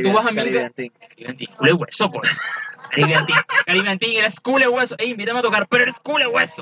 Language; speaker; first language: Spanish; native; Spanish